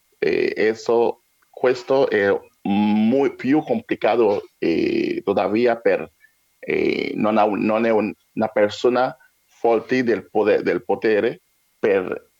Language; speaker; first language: Spanish; non-native, learner; Haitian Creole